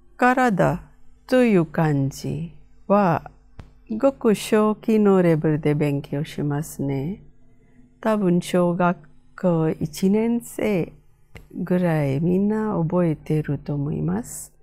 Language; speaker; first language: Japanese; non-native, fluent; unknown